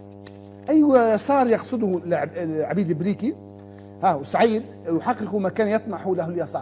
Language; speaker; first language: Arabic; native; Arabic